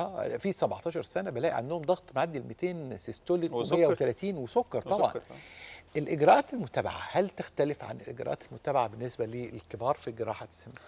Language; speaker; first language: Arabic; native; Arabic